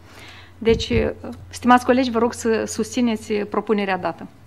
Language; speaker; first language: Romanian; native; Romanian